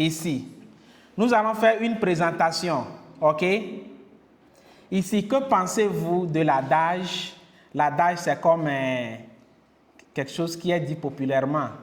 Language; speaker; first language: French; non-native, local second language; Kinyarwanda